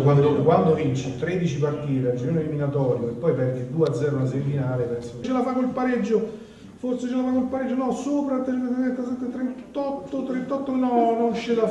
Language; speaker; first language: Italian; native; Italian